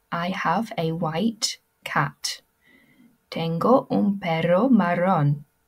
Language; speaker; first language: Spanish; non-native, learner; English